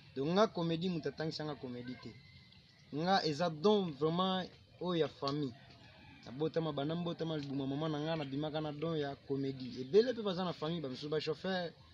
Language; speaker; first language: Lingala; non-native, local second language; Kituba (Democratic Republic of Congo)